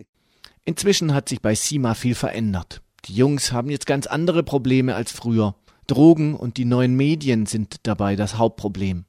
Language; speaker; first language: German; native; German